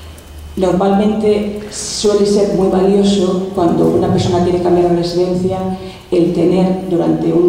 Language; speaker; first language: Spanish; native; Spanish